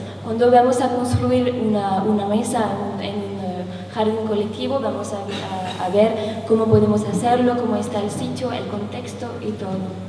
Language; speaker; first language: Spanish; non-native, learner; French